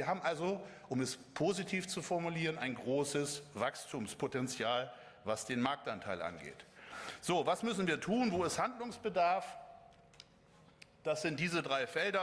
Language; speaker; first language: German; native; German